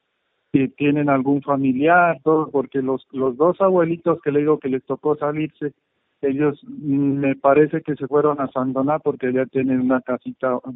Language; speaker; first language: Spanish; native; Spanish